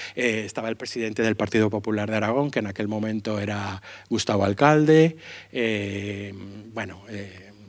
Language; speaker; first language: Spanish; native; Spanish